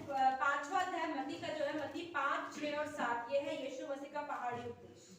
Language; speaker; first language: Hindi; native; Hindi